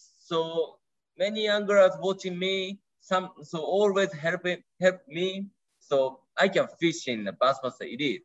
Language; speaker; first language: English; non-native, learner; Japanese